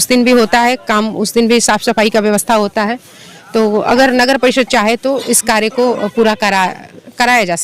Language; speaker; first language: Hindi; native; Hindi